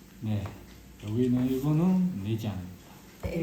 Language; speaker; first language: Korean; non-native, fluent; Mongolian